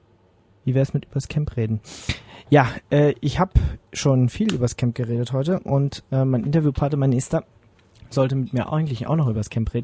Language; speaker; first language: German; native; German